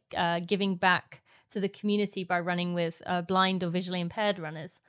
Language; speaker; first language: English; native; English